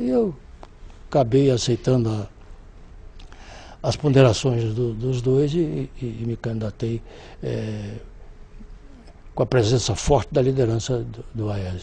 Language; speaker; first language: Portuguese; native; Portuguese